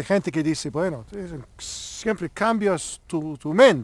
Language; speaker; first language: Spanish; non-native, learner; English